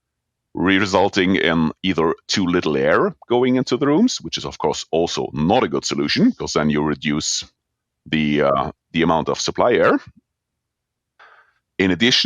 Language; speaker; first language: English; non-native, fluent; German